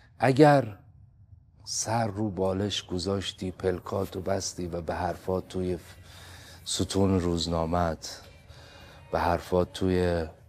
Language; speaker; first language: Persian; native; Persian